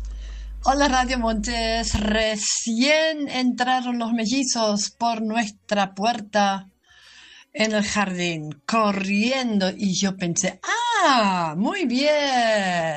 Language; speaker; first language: Spanish; non-native, fluent; German